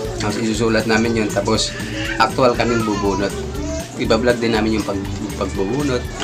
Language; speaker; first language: Filipino; non-native, local second language; Iloko